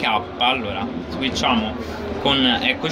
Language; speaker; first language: Italian; native; Italian